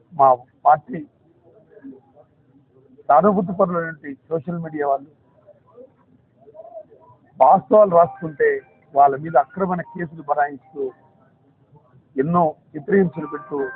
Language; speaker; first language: Telugu; native; Telugu